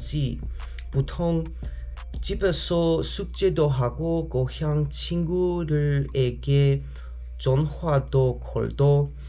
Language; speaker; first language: Korean; non-native, learner; English